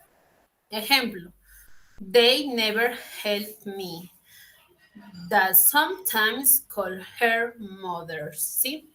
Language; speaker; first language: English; non-native, learner; Spanish